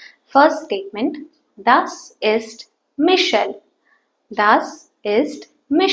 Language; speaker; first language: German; non-native, fluent; Tamil